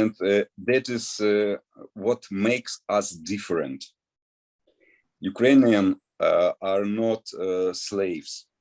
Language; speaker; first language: English; non-native, learner; Ukrainian